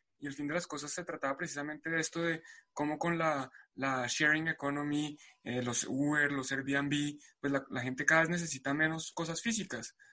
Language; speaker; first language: Spanish; native; Spanish